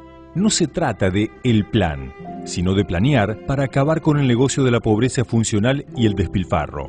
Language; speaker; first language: Spanish; native; Spanish